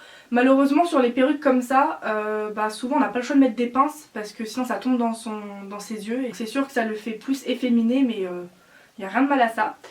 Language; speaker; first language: French; native; French